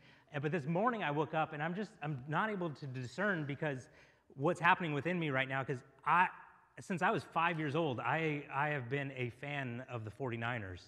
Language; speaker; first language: English; native; English